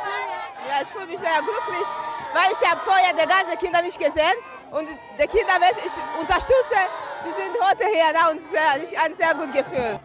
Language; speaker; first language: German; non-native, learner; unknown